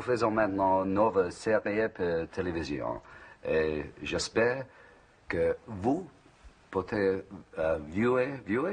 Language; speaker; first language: French; non-native, learner; English